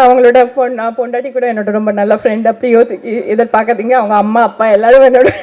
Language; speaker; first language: Tamil; non-native, local second language; Bangla